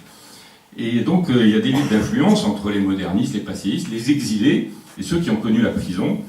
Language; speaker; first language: French; native; French